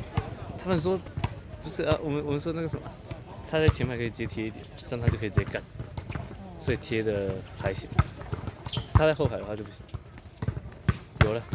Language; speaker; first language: Chinese; native; Chinese